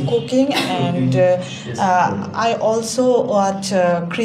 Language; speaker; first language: English; non-native, learner; Bangla